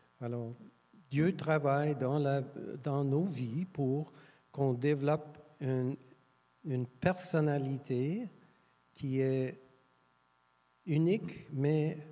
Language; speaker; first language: French; non-native, fluent; English